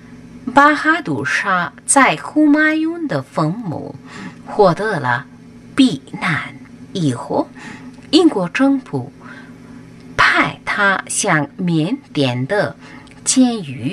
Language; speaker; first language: Chinese; non-native, fluent; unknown